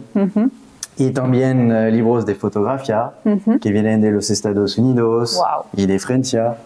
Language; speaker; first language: Spanish; non-native, fluent; French